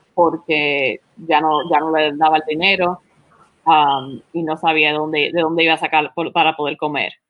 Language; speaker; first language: Spanish; early bilingual, heritage; Spanish